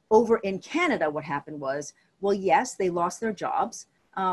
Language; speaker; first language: English; native; English